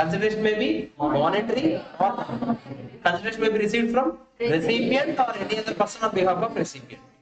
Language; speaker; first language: English; non-native, local second language; Telugu